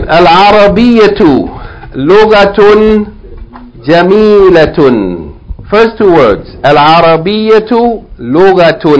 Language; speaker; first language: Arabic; non-native, fluent; English